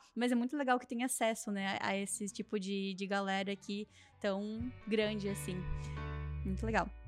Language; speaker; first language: Portuguese; native; Portuguese